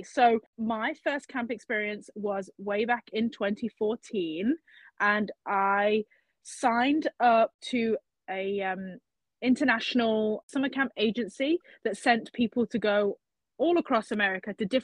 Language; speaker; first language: English; native; English